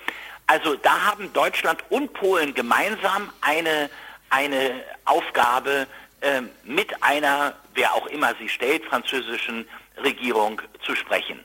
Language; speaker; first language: German; native; German